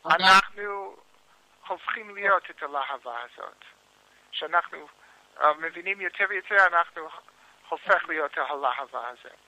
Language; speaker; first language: Hebrew; non-native, learner; English